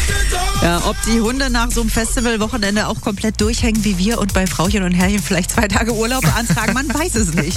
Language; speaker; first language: German; native; German